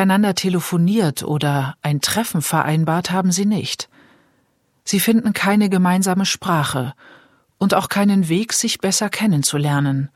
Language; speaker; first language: German; native; German